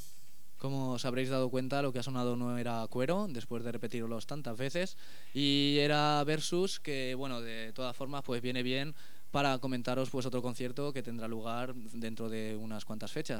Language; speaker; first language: Spanish; native; Spanish